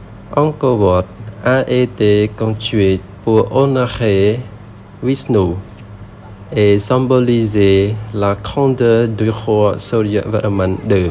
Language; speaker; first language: French; non-native, learner; Khmer